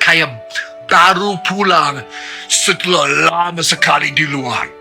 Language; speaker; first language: Indonesian; non-native, learner; English